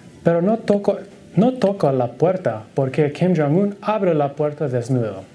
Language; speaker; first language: Spanish; non-native, learner; English